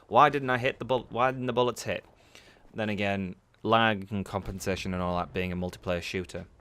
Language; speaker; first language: English; native; English